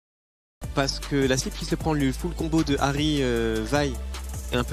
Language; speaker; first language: French; native; French